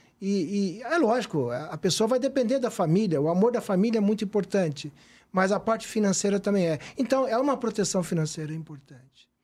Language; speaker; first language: Portuguese; native; Portuguese